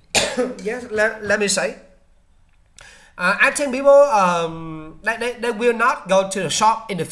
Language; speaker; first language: English; non-native, learner; Vietnamese